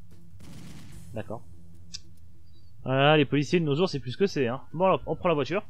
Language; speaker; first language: French; native; French